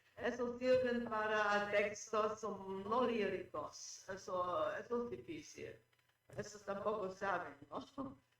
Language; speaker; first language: Spanish; non-native, fluent; German